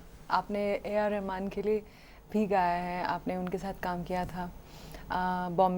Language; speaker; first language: Hindi; non-native, local second language; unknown